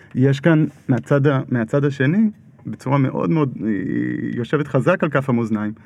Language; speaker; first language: Hebrew; native; Hebrew